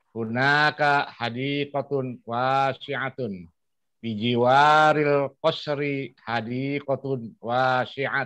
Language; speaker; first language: Arabic; non-native, learner; Indonesian